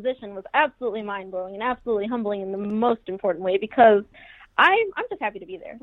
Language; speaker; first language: English; native; English